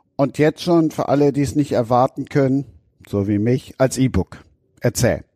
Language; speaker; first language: German; native; German